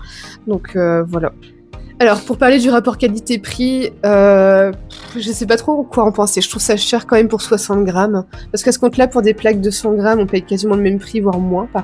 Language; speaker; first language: French; native; French